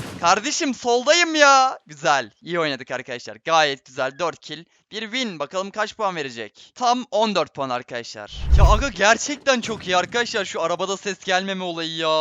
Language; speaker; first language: Turkish; native; Turkish